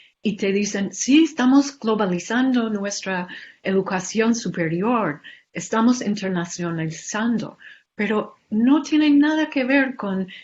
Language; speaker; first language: Spanish; non-native, fluent; English